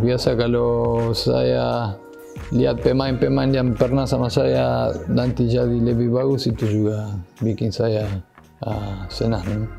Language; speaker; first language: Indonesian; non-native, fluent; Spanish